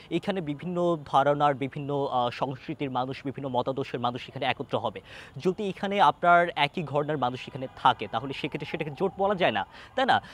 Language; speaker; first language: Bangla; non-native, local second language; Chakma